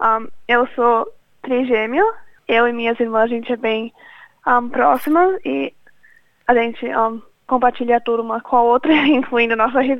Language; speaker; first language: Portuguese; early bilingual, other home language; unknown